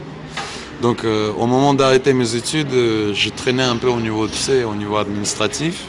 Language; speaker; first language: French; non-native, fluent; Uzbek